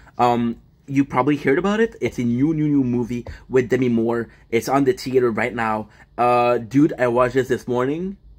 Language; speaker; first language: English; non-native, fluent; French